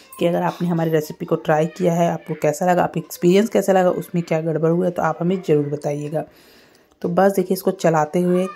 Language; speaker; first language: Hindi; native; Hindi